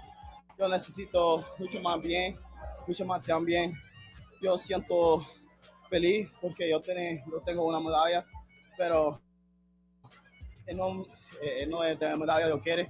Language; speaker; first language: Spanish; non-native, learner; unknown